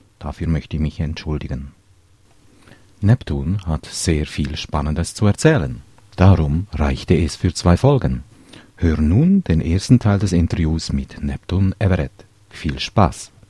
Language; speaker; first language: German; native; German